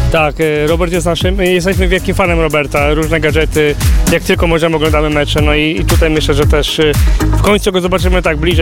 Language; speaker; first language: Polish; native; Polish